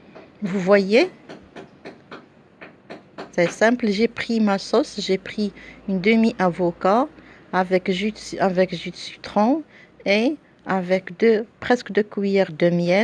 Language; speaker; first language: French; non-native, local second language; Arabic